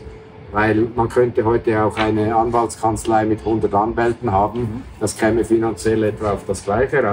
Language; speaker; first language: German; native; German